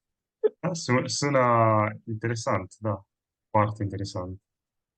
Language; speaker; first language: Romanian; non-native, fluent; Italian